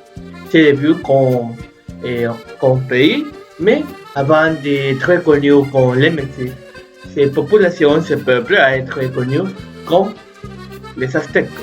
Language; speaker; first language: French; non-native, learner; Spanish